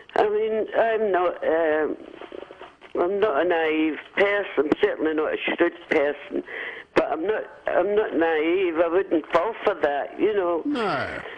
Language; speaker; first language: English; non-native, fluent; Finnish